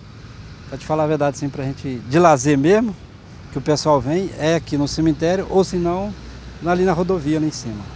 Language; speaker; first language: Portuguese; native; Portuguese